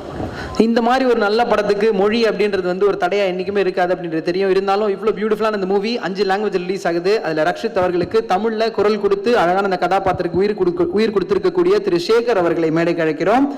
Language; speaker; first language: Tamil; native; Tamil